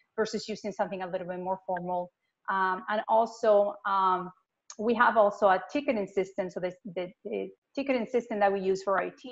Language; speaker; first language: English; non-native, fluent; Spanish